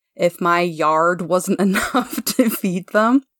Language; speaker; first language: English; native; English